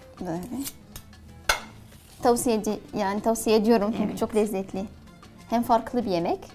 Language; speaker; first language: Turkish; non-native, learner; Arabic